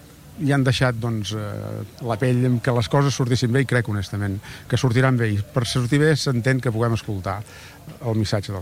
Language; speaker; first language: Catalan; native; Catalan